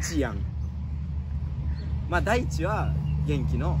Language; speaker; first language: Japanese; native; Japanese